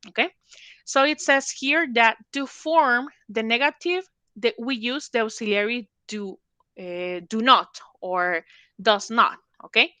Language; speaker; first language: English; non-native, fluent; Spanish